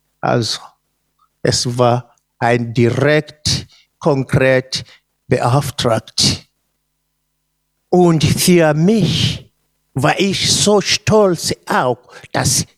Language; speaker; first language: German; non-native, fluent; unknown